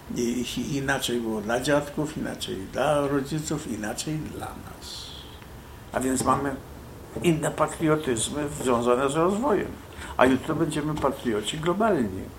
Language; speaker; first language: Polish; native; Polish